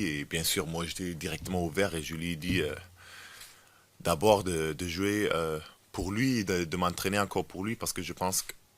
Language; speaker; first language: French; non-native, fluent; German